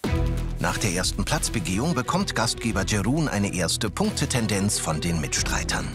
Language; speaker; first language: German; native; German